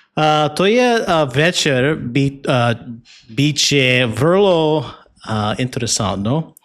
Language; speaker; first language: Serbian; non-native, learner; English